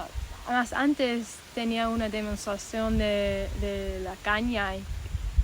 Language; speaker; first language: Spanish; non-native, learner; English